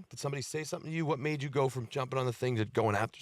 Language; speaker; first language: English; native; English